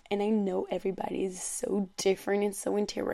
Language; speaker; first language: English; non-native, fluent; French